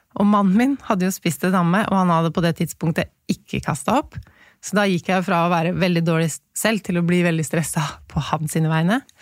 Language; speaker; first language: Norwegian; native; Norwegian